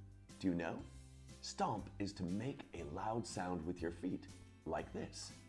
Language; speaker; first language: English; native; English